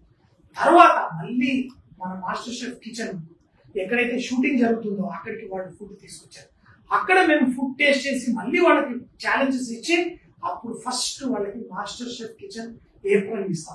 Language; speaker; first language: Telugu; native; Telugu